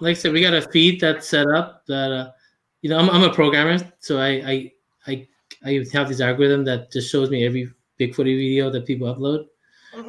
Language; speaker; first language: English; non-native, fluent; Lao